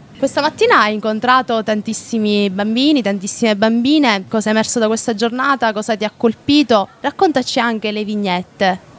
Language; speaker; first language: Italian; native; Italian